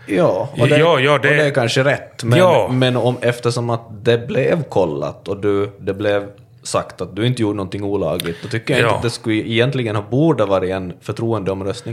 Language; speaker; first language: Swedish; native; Swedish